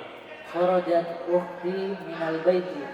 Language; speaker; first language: Indonesian; native; Indonesian